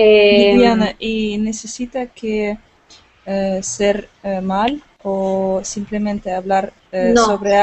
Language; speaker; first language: Spanish; non-native, learner; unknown